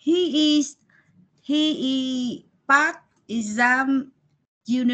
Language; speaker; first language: English; non-native, learner; Vietnamese